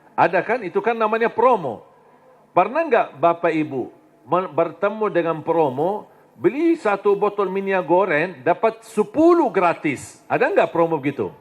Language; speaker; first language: Indonesian; non-native, fluent; Arabic